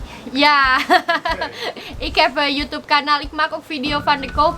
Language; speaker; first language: Dutch; non-native, learner; Indonesian